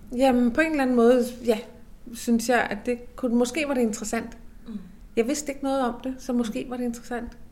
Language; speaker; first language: Danish; native; Danish